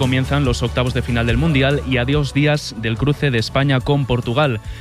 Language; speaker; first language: Spanish; native; Spanish